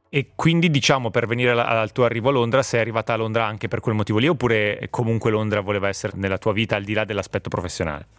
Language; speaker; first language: Italian; native; Italian